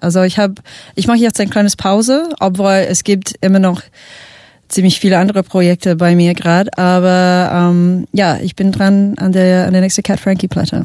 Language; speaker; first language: German; non-native, fluent; English